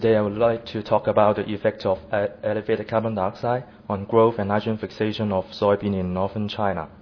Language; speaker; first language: English; non-native, fluent; Chinese